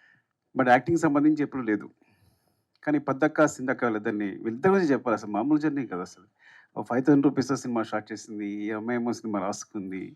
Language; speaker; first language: Telugu; native; Telugu